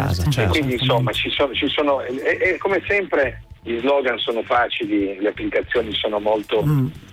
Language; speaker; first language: Italian; native; Italian